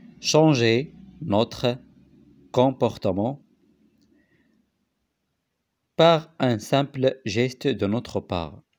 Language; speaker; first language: French; non-native, local second language; Arabic